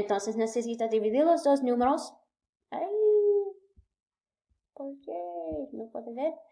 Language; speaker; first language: Spanish; non-native, learner; English